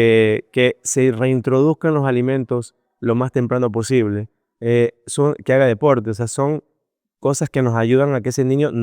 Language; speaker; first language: Spanish; native; Spanish